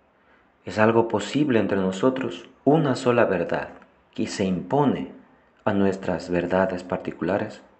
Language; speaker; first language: Spanish; non-native, fluent; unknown